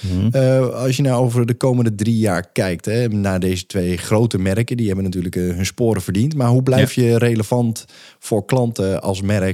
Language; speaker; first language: Dutch; native; Dutch